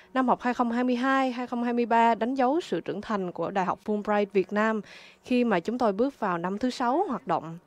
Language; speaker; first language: Vietnamese; non-native, fluent; French